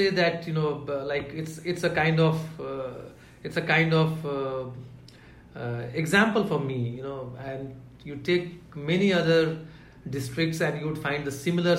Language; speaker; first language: English; non-native, local second language; Hindi